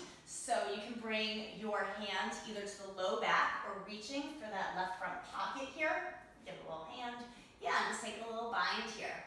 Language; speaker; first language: English; native; English